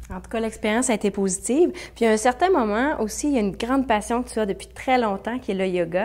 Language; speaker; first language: French; native; French